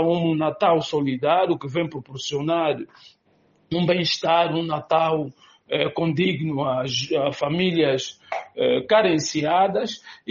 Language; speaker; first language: Portuguese; native; Portuguese